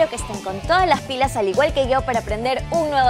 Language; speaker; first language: Spanish; native; Spanish